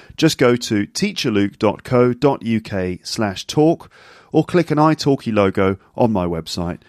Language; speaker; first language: English; native; English